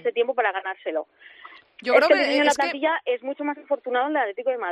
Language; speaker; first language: Spanish; native; Spanish